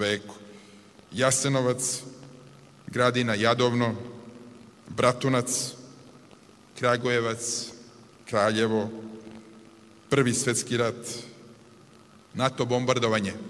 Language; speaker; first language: Serbian; native; Serbian